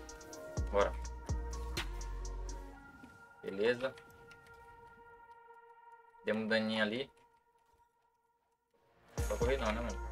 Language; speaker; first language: Portuguese; native; Portuguese